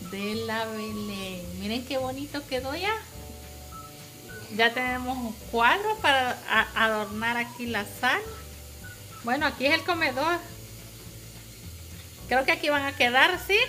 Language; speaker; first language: Spanish; native; Spanish